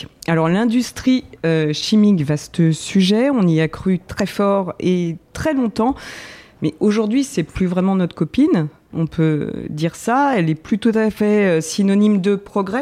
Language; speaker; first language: French; native; French